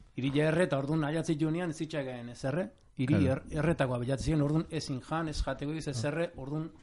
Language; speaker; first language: Basque; native; Basque